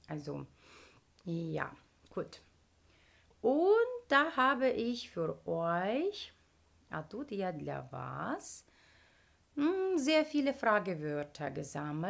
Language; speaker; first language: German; non-native, fluent; Ukrainian